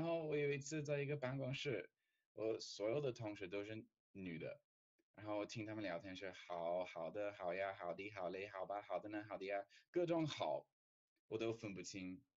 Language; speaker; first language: Chinese; non-native, fluent; English